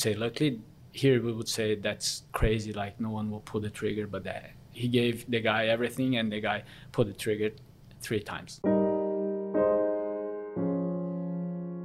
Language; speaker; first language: English; non-native, fluent; Korean